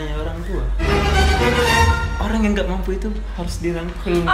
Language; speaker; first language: Indonesian; native; Indonesian